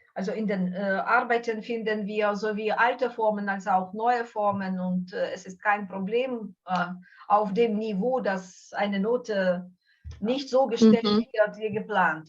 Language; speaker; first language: German; non-native, fluent; Ukrainian